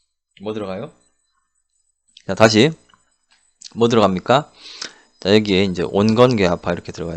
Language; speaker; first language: Korean; native; Korean